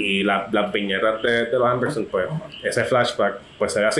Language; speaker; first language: Spanish; native; Spanish